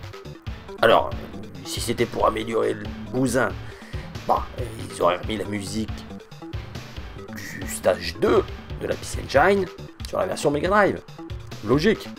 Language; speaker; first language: French; native; French